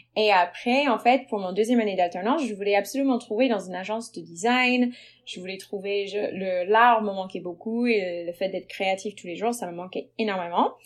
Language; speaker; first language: French; non-native, fluent; English